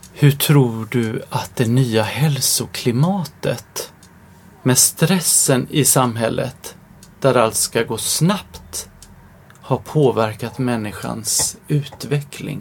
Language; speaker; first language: Swedish; native; Swedish